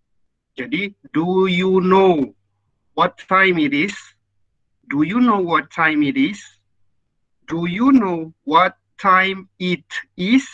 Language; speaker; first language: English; non-native, fluent; Indonesian